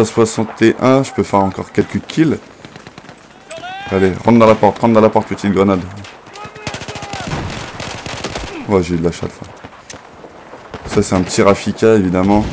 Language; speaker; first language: French; native; French